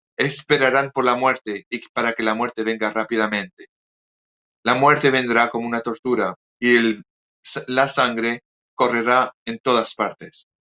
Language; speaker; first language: Spanish; non-native, fluent; French